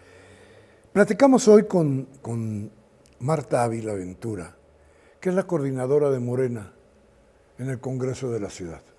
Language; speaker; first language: Spanish; native; Spanish